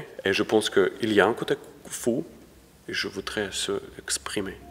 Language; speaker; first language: French; non-native, learner; Ukrainian